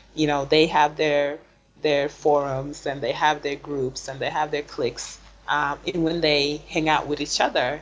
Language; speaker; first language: English; non-native, fluent; Swedish